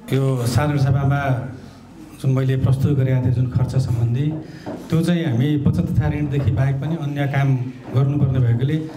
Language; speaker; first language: Nepali; native; Nepali